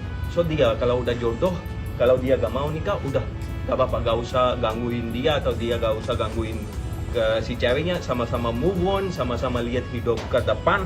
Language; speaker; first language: Indonesian; non-native, fluent; Hindi